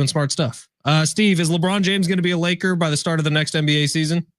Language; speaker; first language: English; native; English